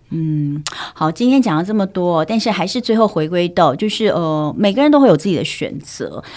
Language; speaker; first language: Chinese; native; Chinese